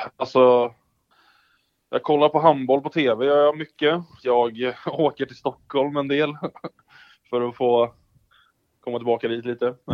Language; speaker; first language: Swedish; native; Swedish